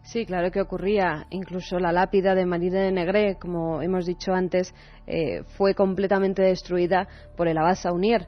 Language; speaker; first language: Spanish; native; Spanish